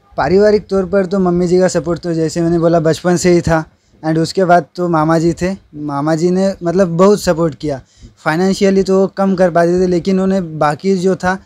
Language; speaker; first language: Hindi; non-native, local second language; Marathi